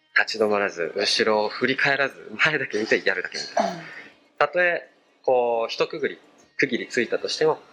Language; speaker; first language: Japanese; early bilingual, other home language; Portuguese